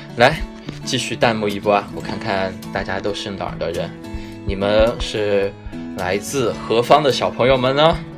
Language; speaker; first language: Chinese; native; Chinese